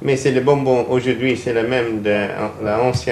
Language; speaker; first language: French; non-native, learner; English